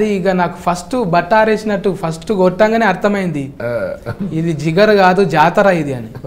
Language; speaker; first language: Telugu; native; Telugu